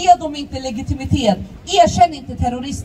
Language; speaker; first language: Swedish; early bilingual, other home language; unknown